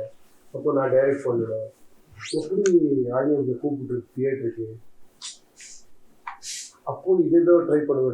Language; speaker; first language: Tamil; non-native, learner; Kannada